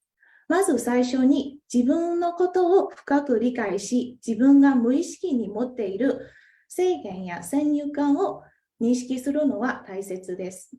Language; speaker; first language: Japanese; non-native, fluent; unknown